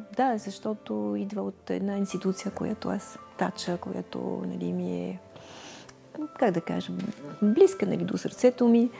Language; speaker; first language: Bulgarian; non-native, fluent; French